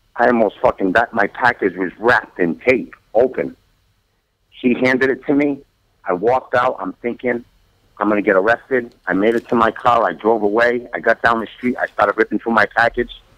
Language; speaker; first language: English; native; English